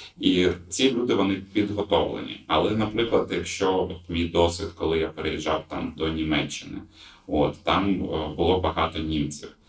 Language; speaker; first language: Ukrainian; non-native, local second language; Russian